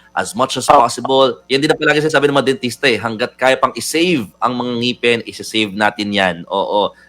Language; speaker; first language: Filipino; native; Filipino